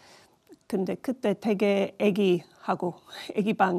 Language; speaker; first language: Korean; non-native, learner; English